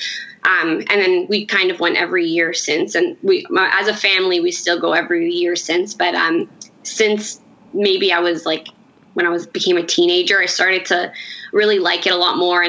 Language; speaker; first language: English; native; English